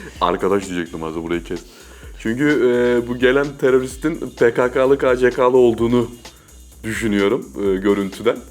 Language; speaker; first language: Turkish; native; Turkish